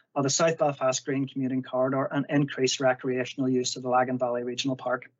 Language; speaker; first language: English; native; English